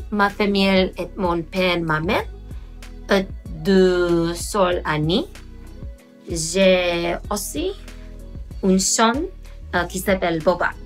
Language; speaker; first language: French; non-native, learner; English